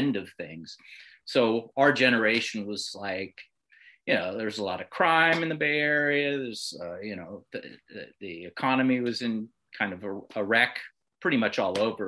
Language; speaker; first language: English; native; English